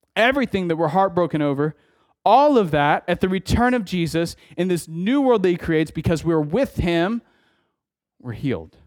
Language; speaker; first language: English; native; English